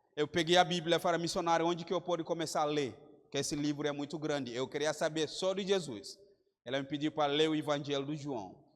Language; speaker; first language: Portuguese; non-native, fluent; Mandingo